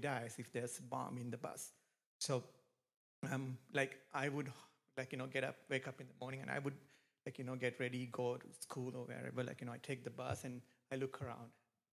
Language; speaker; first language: English; non-native, local second language; Sinhala